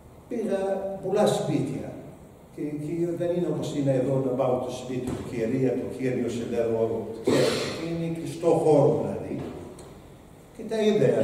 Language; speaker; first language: Greek; non-native, learner; Arabic